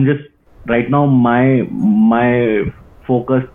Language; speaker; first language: English; non-native, local second language; Hindi